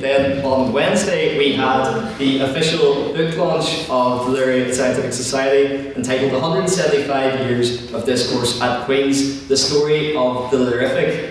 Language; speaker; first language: English; native; English